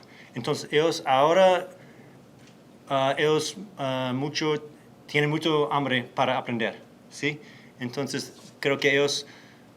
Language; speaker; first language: Spanish; non-native, learner; English